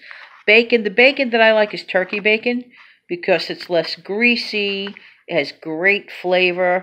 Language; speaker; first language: English; native; English